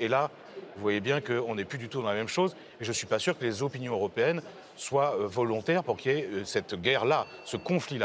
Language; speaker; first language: French; native; French